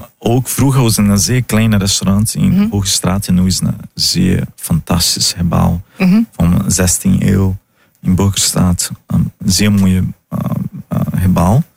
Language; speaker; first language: Dutch; non-native, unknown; Portuguese